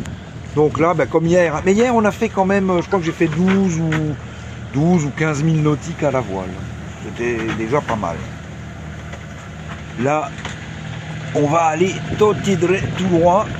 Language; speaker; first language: French; native; French